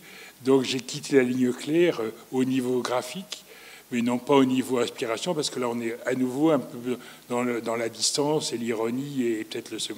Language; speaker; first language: French; native; French